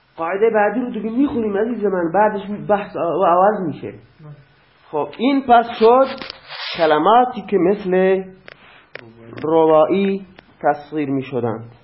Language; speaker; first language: Persian; native; Persian